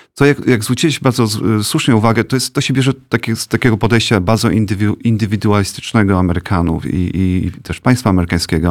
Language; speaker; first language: Polish; native; Polish